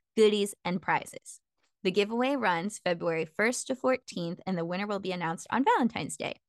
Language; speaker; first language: English; native; English